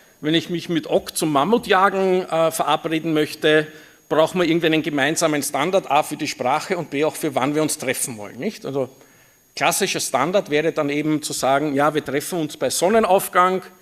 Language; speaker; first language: German; native; German